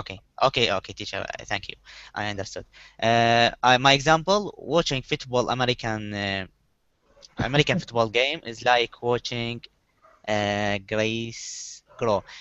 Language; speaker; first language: English; non-native, learner; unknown